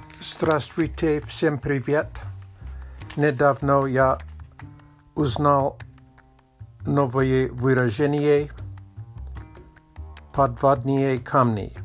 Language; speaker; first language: Russian; non-native, learner; Polish